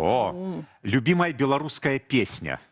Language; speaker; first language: Belarusian; native; Belarusian